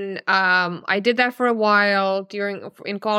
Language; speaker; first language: English; non-native, local second language; Urdu